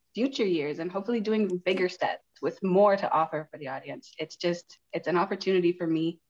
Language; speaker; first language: English; native; English